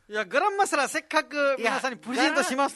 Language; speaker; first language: Japanese; non-native, fluent; Nepali